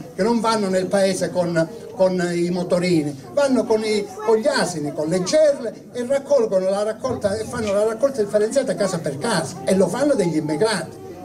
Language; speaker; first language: Italian; native; Italian